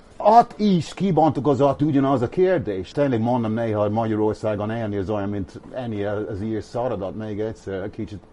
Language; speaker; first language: Hungarian; non-native, fluent; English